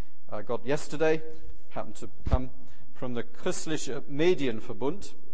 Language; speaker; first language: English; native; English